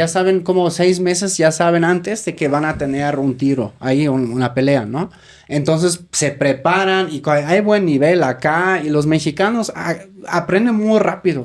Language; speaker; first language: Spanish; native; Spanish